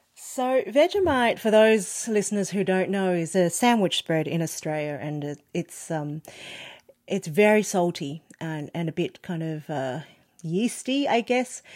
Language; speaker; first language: English; non-native, local second language; Cantonese